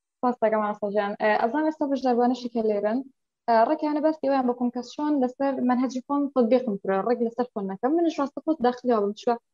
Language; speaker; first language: Central Kurdish; non-native, local second language; Kurdish